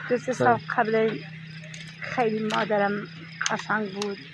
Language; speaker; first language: Persian; non-native, local second language; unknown